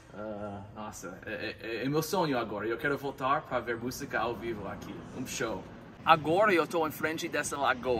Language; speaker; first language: Portuguese; non-native, learner; English